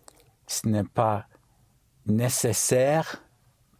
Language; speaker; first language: French; non-native, learner; English